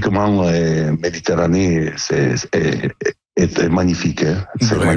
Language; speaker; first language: French; non-native, learner; Italian